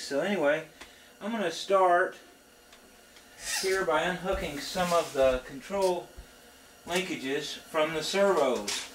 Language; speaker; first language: English; native; English